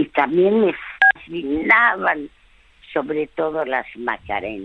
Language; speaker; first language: Spanish; early bilingual, other home language; French